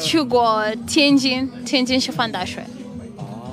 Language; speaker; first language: Chinese; non-native, fluent; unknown